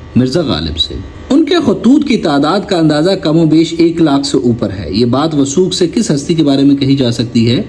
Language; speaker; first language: Urdu; non-native, local second language; Punjabi